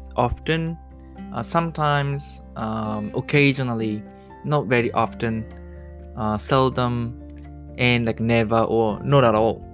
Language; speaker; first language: English; non-native, fluent; Japanese